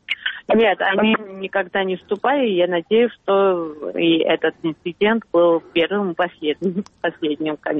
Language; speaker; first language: Russian; non-native, fluent; Georgian